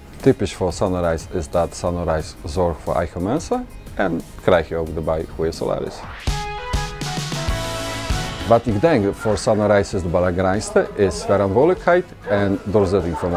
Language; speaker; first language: Dutch; non-native, learner; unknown